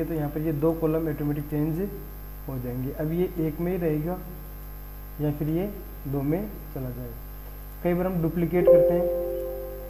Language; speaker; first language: Hindi; native; Hindi